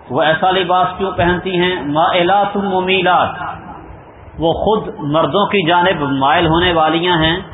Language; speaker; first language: Urdu; non-native, local second language; Punjabi